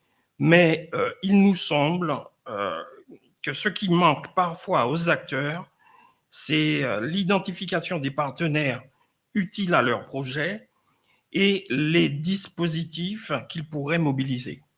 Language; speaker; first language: French; native; French